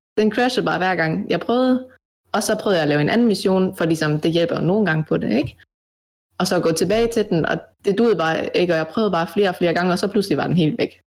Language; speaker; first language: Danish; native; Danish